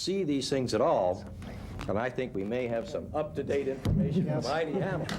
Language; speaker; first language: English; native; English